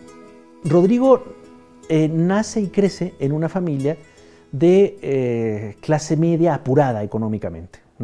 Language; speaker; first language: Spanish; native; Spanish